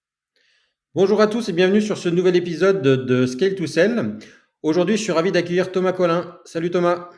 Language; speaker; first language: French; native; French